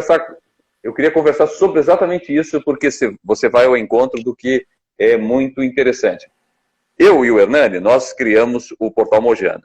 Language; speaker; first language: Portuguese; native; Portuguese